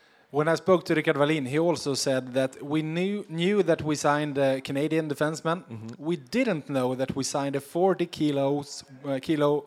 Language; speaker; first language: English; non-native, fluent; Swedish